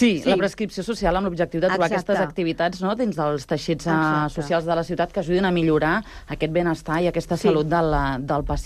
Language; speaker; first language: Catalan; native; Catalan